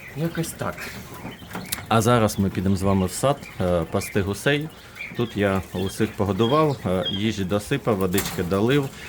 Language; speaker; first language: Ukrainian; non-native, local second language; Russian